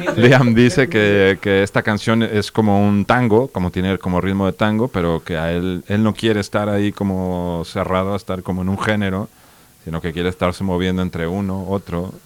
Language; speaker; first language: Spanish; native; Spanish